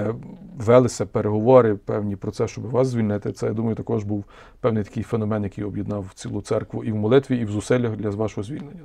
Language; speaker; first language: Ukrainian; native; Ukrainian